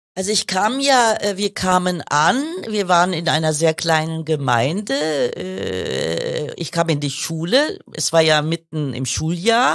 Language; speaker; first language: German; early bilingual, other home language; Kurdish